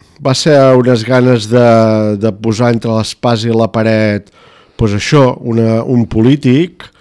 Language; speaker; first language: Catalan; native; Catalan